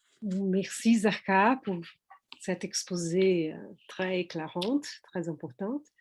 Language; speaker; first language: French; non-native, fluent; Portuguese